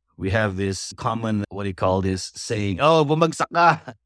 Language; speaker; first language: English; non-native, local second language; Filipino